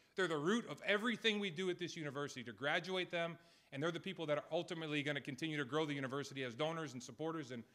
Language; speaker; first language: English; native; English